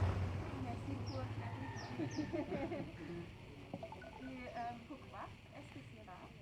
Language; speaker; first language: French; non-native, fluent; German